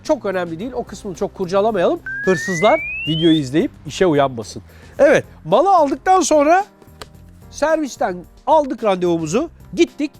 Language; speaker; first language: Turkish; native; Turkish